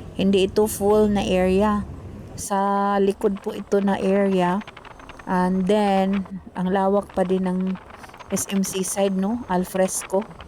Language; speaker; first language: Filipino; non-native, local second language; Cebuano